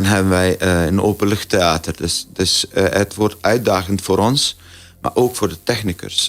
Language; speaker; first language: Dutch; non-native, fluent; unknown